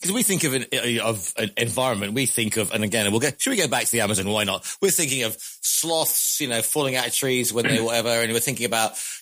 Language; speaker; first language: English; native; English